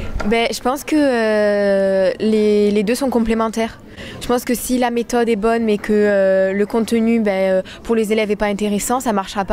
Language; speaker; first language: French; native; French